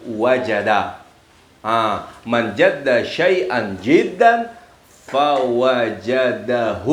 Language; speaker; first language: Arabic; non-native, fluent; Indonesian